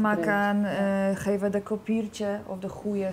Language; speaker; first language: Dutch; non-native, learner; Polish